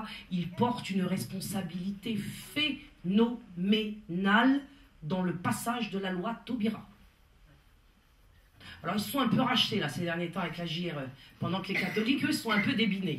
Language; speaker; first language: French; native; French